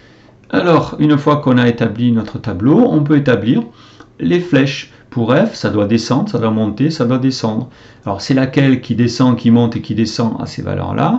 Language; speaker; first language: French; native; French